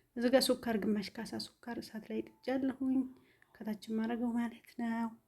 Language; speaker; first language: Amharic; native; Amharic